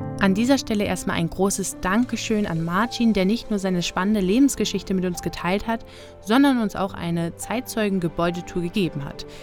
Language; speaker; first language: German; native; German